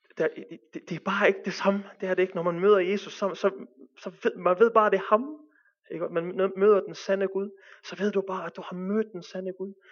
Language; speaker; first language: Danish; early bilingual, other home language; Arabic